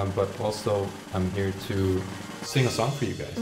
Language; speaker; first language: English; early bilingual, other home language; Korean